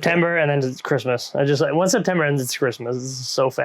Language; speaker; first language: English; native; English